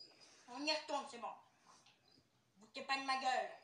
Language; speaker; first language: French; native; French